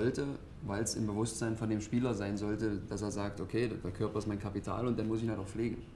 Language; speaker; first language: German; native; German